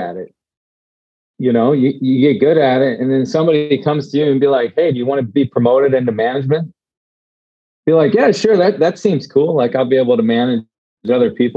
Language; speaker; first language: English; native; English